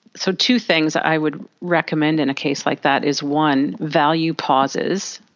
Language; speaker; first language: English; native; English